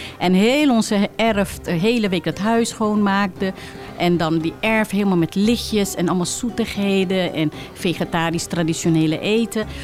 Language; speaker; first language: Dutch; early bilingual, other home language; Caribbean Hindustani